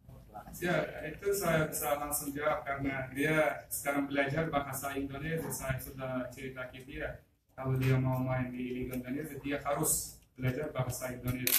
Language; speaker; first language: Indonesian; non-native, fluent; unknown